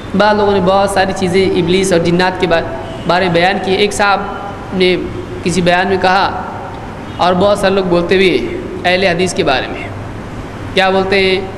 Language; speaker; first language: Urdu; native; Urdu